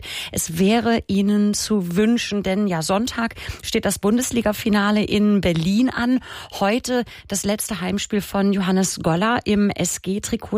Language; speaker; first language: German; native; German